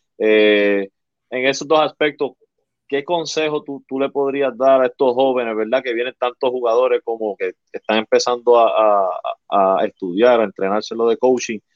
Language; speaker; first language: Spanish; native; Spanish